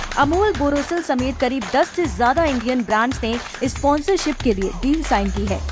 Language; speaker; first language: Hindi; native; Hindi